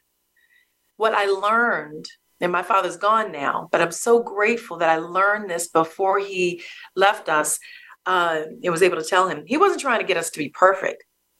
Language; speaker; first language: English; native; English